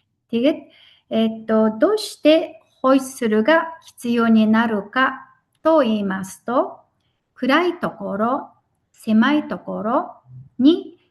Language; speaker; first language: Japanese; non-native, fluent; Mongolian